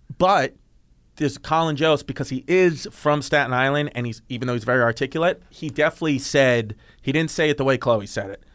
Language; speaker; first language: English; native; English